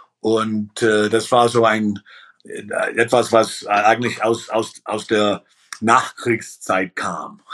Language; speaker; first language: German; early bilingual, heritage; German